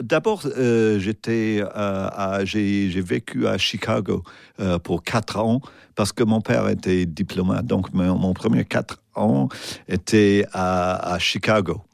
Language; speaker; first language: French; non-native, fluent; English